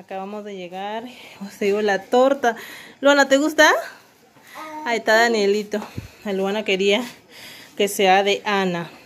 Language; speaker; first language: Spanish; native; Spanish